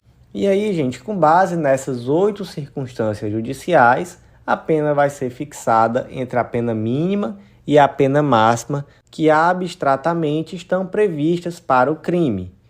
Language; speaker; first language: Portuguese; native; Portuguese